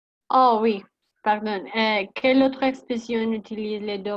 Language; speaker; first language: French; non-native, learner; Spanish